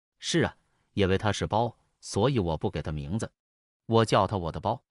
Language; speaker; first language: Chinese; non-native, learner; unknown